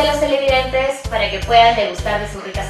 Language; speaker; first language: Spanish; native; Spanish